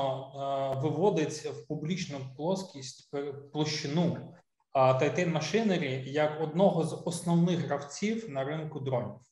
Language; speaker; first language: Ukrainian; non-native, local second language; Russian